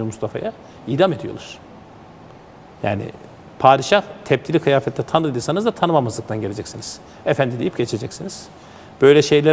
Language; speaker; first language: Turkish; native; Turkish